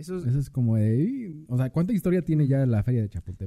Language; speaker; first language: Spanish; native; Spanish